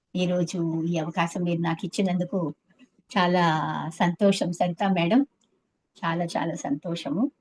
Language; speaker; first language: Telugu; native; Telugu